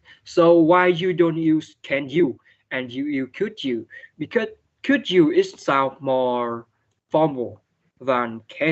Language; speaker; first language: English; non-native, fluent; Vietnamese